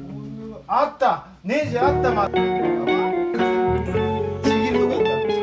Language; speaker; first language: Japanese; native; Japanese